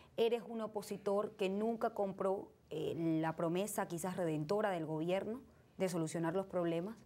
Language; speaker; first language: Spanish; native; Spanish